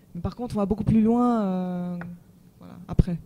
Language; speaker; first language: French; native; French